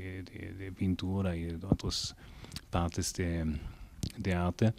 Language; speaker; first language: Spanish; non-native, learner; German